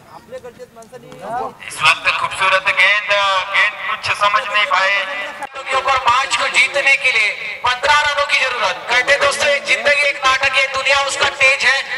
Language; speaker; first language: Hindi; non-native, local second language; Marathi